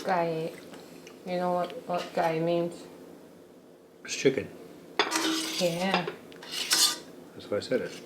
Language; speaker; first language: English; non-native, fluent; Thai